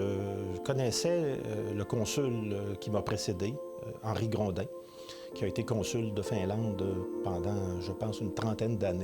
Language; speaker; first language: French; native; French